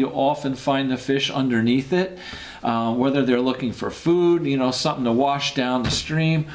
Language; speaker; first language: English; native; English